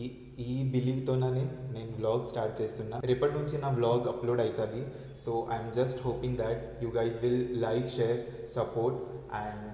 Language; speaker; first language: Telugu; early bilingual, heritage; Telugu